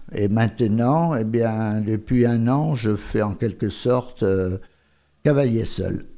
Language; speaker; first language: French; native; French